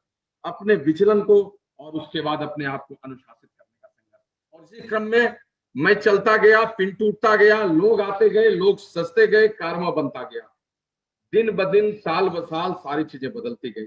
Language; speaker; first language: Hindi; native; Hindi